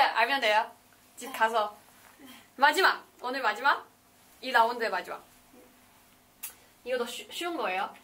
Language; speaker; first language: Korean; non-native, learner; Chinese